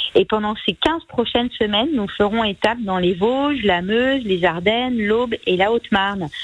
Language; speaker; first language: French; native; French